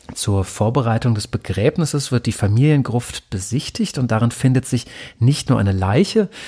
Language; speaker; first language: German; native; German